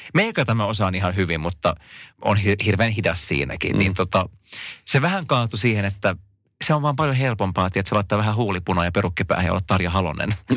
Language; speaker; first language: Finnish; non-native, local second language; Swedish